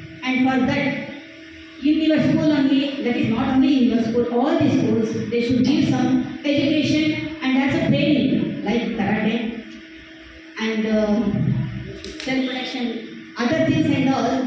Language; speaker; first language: English; non-native, local second language; Telugu